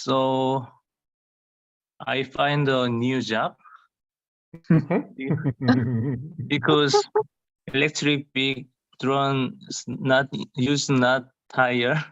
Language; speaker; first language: English; non-native, learner; Korean